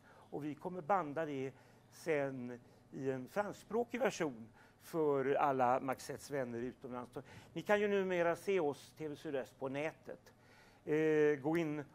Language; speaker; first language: Swedish; native; Swedish